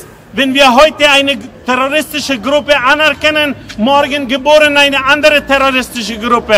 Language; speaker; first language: German; non-native, fluent; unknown